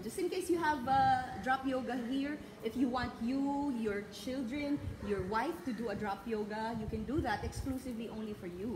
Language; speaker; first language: English; non-native, local second language; Filipino